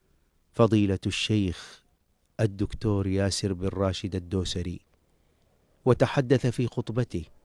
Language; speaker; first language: Arabic; native; Arabic